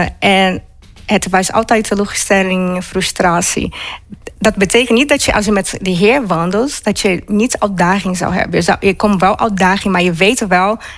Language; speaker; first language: Dutch; non-native, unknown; Portuguese